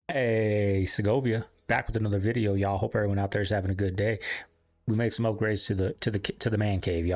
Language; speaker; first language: English; native; English